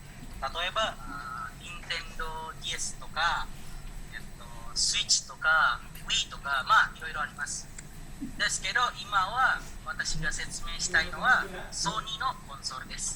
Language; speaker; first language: Japanese; non-native, learner; Indonesian